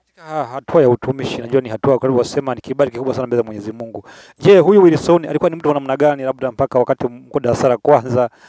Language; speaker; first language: Swahili; native; Swahili